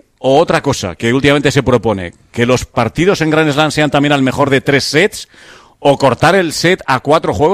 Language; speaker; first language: Spanish; native; Spanish